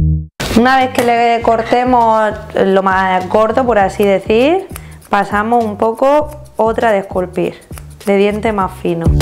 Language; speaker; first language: Spanish; native; Spanish